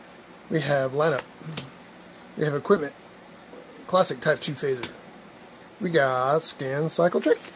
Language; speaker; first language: English; native; English